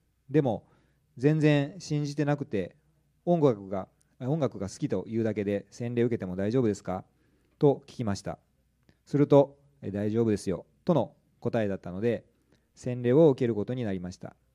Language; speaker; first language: Japanese; native; Japanese